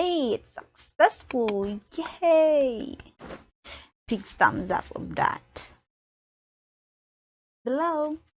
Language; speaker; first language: English; non-native, learner; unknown